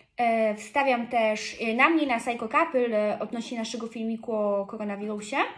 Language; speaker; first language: Polish; early bilingual, heritage; Polish